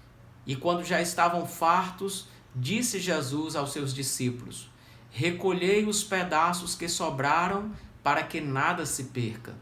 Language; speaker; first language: Portuguese; native; Portuguese